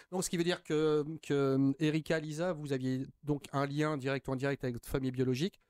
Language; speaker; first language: French; native; French